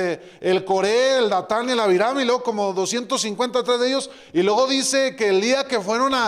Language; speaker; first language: Spanish; native; Spanish